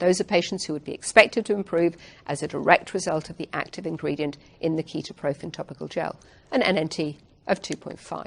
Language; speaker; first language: English; native; English